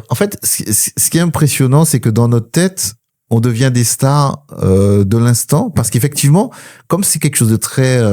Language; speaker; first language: French; early bilingual, other home language; Spanish